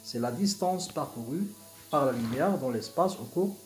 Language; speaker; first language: French; non-native, local second language; Arabic